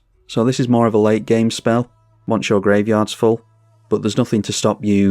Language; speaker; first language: English; native; English